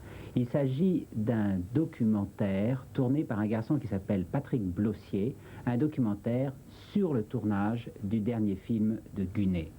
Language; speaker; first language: French; native; French